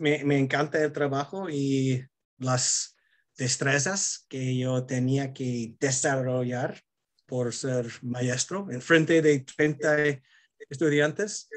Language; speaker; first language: Spanish; non-native, fluent; English